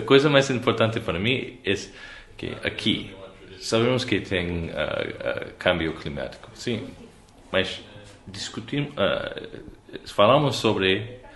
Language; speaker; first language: Portuguese; non-native, learner; English